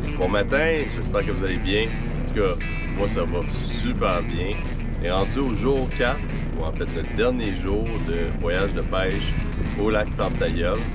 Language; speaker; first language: French; native; French